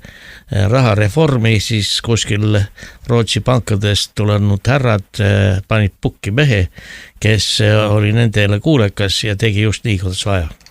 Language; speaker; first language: Estonian; native; Estonian